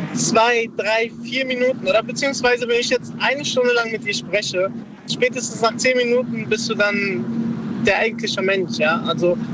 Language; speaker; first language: German; early bilingual, other home language; Spanish